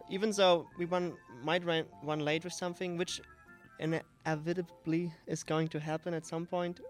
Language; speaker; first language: English; non-native, fluent; German